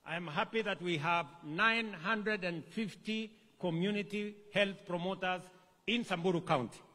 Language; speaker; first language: English; non-native, local second language; Kalenjin